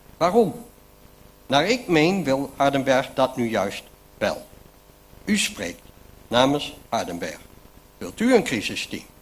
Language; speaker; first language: Dutch; native; Dutch